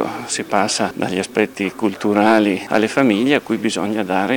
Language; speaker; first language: Italian; native; Italian